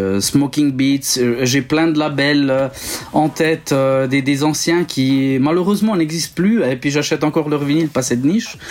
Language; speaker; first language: French; non-native, local second language; Italian